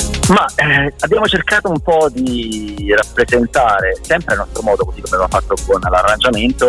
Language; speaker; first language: Italian; native; Italian